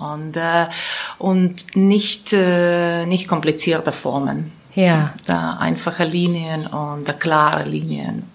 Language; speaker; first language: German; non-native, learner; Latvian